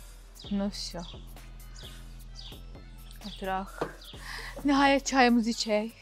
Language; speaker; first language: Russian; non-native, local second language; Azerbaijani